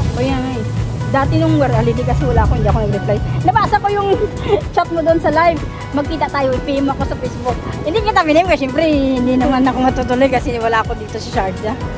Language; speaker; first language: Filipino; non-native, local second language; Cebuano